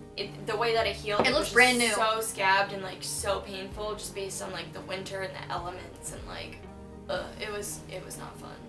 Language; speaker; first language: English; native; English